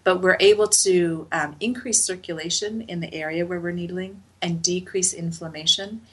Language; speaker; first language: English; native; English